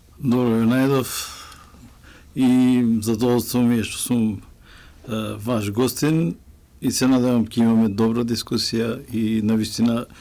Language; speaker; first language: Macedonian; non-native, local second language; Romany